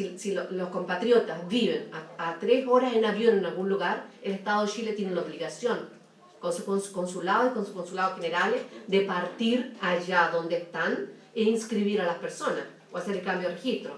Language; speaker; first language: Spanish; native; Spanish